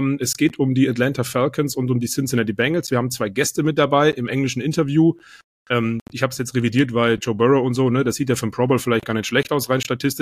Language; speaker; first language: German; native; German